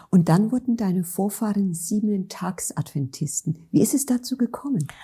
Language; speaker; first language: German; native; German